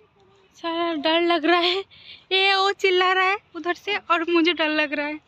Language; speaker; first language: Hindi; non-native, local second language; Bangla